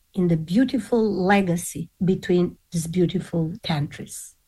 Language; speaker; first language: English; non-native, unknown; Italian